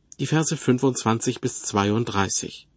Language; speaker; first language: German; native; German